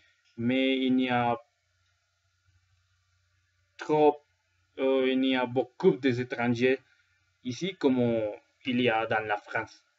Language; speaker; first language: French; non-native, learner; Spanish